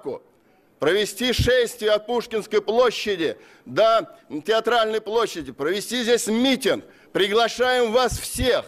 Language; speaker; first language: Russian; native; Russian